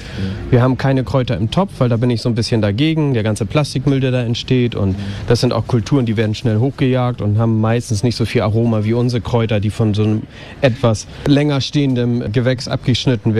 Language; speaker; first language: German; native; German